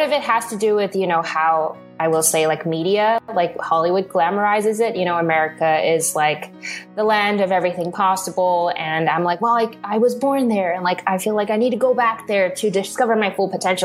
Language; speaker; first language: English; non-native, local second language; Cantonese